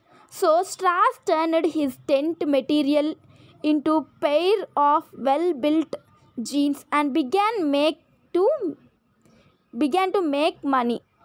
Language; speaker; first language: English; non-native, local second language; Telugu